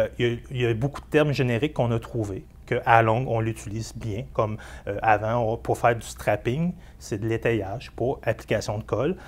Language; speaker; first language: French; native; French